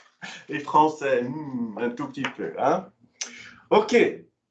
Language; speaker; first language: French; non-native, local second language; German